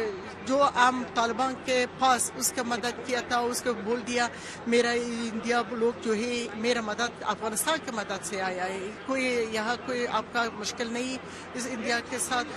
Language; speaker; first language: Hindi; non-native, learner; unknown